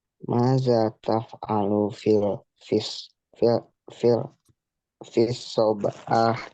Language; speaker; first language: Arabic; non-native, learner; Indonesian